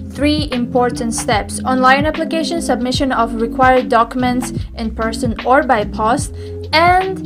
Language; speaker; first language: English; non-native, fluent; Tajik